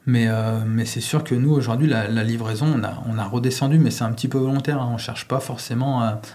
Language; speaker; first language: French; native; French